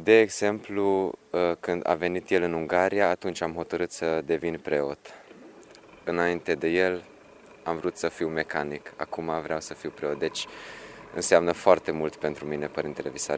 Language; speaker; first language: Romanian; early bilingual, heritage; Romanian